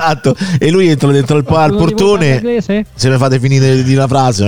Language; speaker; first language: Italian; native; Italian